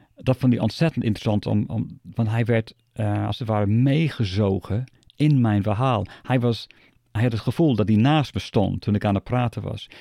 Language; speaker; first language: Dutch; non-native, fluent; English